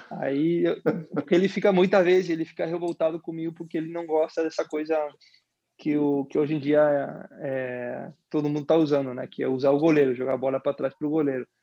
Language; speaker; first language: Portuguese; non-native, fluent; Spanish